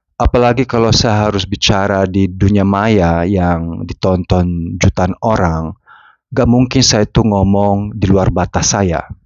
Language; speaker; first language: Indonesian; non-native, fluent; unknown